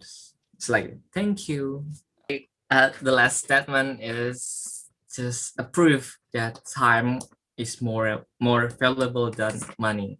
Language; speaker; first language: English; non-native, learner; Indonesian